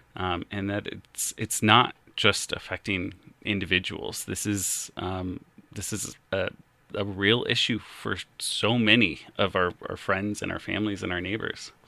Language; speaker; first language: English; native; English